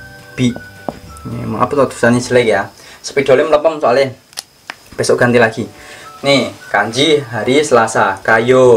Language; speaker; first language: Indonesian; native; Indonesian